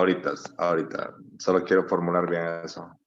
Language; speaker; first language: Spanish; native; Spanish